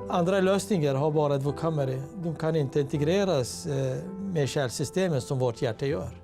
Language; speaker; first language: Swedish; non-native, fluent; Kurdish